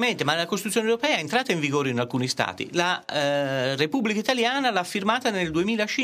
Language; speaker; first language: Italian; native; Italian